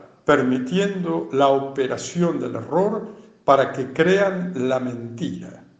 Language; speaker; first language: Spanish; native; Spanish